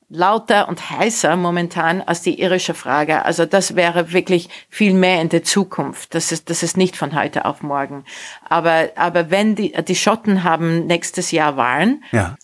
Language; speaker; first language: German; non-native, fluent; English